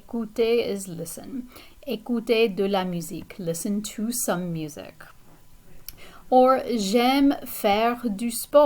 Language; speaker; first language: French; non-native, fluent; English